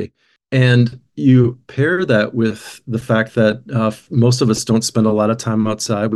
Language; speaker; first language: English; native; English